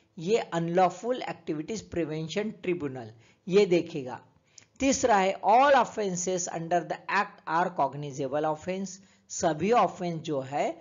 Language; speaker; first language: Hindi; native; Hindi